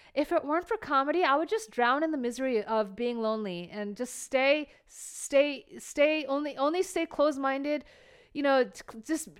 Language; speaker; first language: English; early bilingual, other home language; Bangla